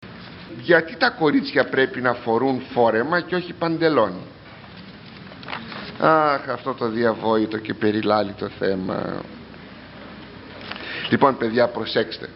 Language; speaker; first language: Greek; native; Greek